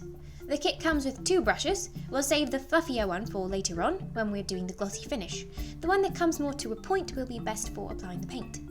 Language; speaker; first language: English; native; English